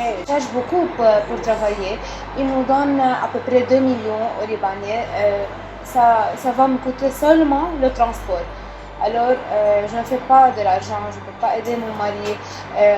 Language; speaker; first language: French; non-native, local second language; Arabic